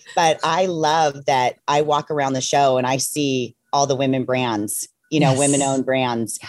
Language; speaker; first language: English; native; English